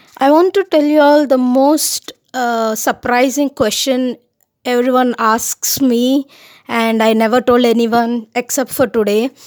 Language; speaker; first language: English; non-native, local second language; Telugu